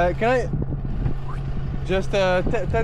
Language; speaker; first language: English; non-native, learner; French